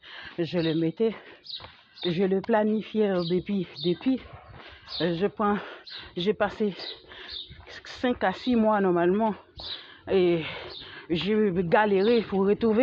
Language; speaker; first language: French; non-native, fluent; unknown